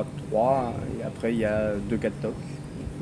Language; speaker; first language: French; native; French